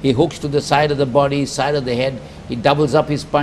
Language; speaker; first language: English; non-native, local second language; Filipino